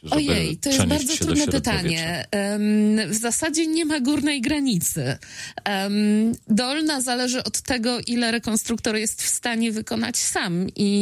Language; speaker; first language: Polish; native; Polish